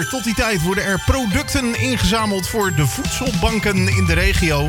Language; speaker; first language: Dutch; native; Dutch